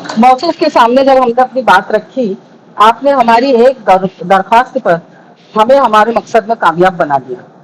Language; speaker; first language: Urdu; native; Urdu